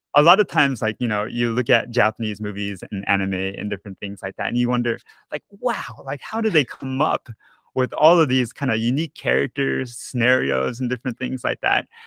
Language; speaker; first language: English; early bilingual, other home language; Japanese